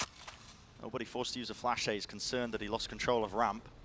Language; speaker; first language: English; native; English